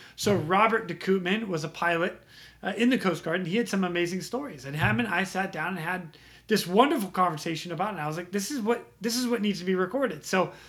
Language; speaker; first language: English; native; English